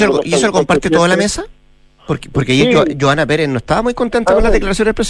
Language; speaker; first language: Spanish; native; Spanish